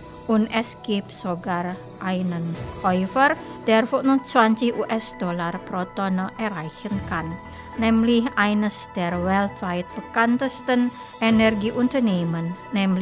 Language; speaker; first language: German; non-native, fluent; Indonesian